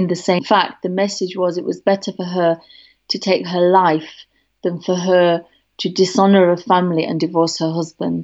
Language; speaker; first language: English; native; English